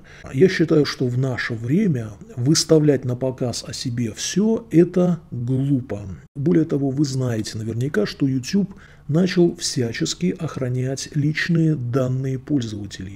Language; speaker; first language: Russian; native; Russian